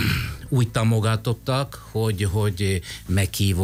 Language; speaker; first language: Hungarian; non-native, fluent; Italian